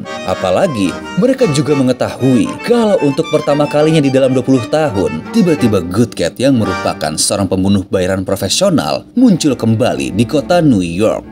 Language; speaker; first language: Indonesian; native; Indonesian